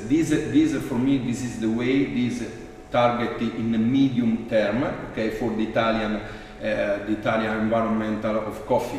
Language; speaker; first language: English; non-native, fluent; Italian